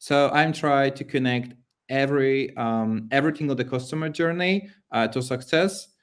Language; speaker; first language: English; non-native, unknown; Polish